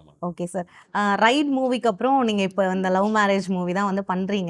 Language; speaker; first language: Tamil; native; Tamil